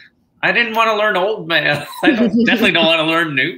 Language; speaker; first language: English; native; English